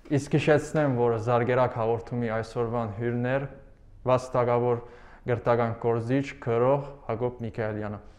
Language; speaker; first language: Armenian; early bilingual, heritage; Armenian